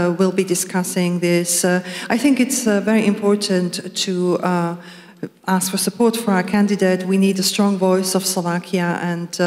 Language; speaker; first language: English; non-native, fluent; Slovak